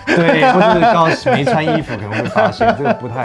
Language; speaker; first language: Chinese; native; Chinese